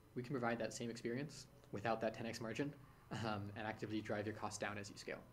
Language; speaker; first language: English; native; English